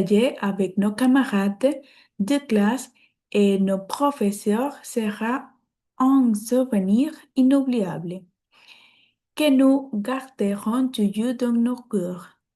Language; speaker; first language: French; non-native, learner; Spanish